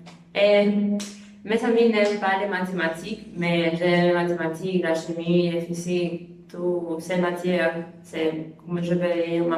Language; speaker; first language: French; non-native, learner; Spanish